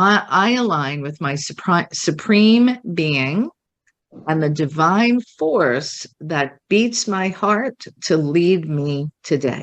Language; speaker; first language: English; native; English